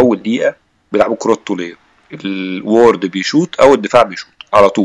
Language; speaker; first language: Arabic; native; Arabic